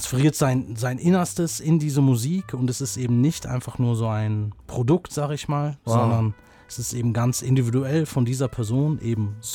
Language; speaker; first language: German; native; German